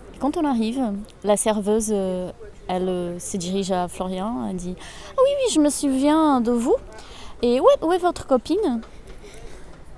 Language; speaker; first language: French; non-native, fluent; Portuguese